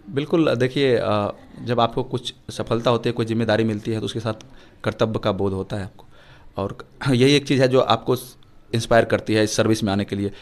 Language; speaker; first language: Hindi; native; Hindi